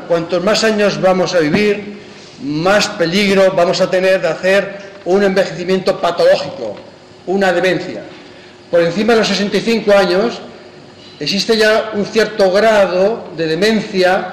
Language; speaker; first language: Spanish; native; Spanish